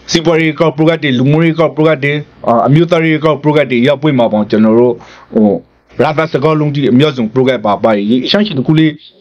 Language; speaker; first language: Burmese; native; Burmese